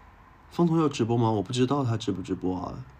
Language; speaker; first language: Chinese; native; Chinese